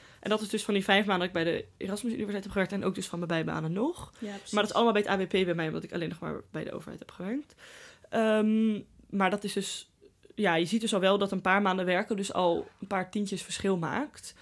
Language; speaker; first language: Dutch; native; Dutch